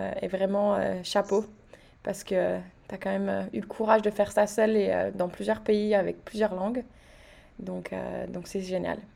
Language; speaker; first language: French; native; French